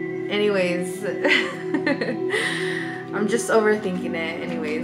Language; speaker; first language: English; early bilingual, other home language; Spanish